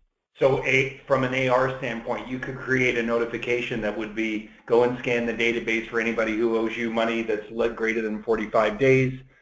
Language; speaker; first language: English; native; English